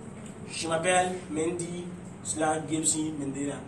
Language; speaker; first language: French; non-native, learner; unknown